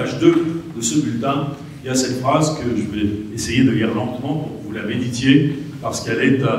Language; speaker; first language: French; native; French